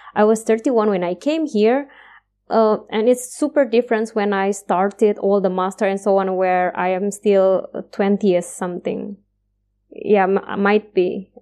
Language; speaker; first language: English; non-native, fluent; Indonesian